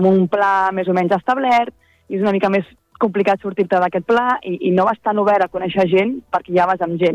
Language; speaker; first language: Catalan; native; Catalan